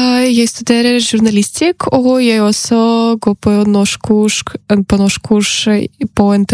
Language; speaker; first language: Norwegian; non-native, learner; Ukrainian